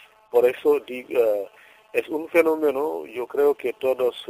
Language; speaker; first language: Spanish; non-native, fluent; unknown